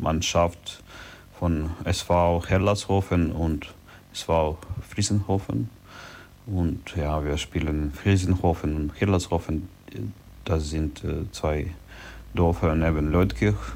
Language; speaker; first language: German; non-native, learner; Ukrainian